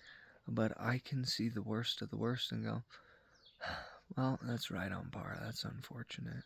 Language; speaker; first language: English; native; English